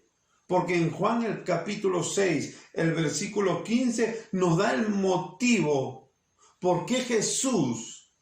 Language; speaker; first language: Spanish; native; Spanish